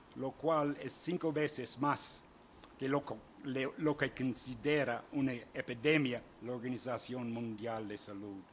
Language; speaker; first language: Spanish; non-native, fluent; English